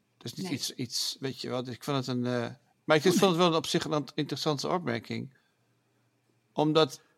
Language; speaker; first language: Dutch; native; Dutch